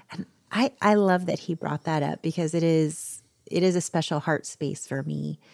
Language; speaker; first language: English; native; English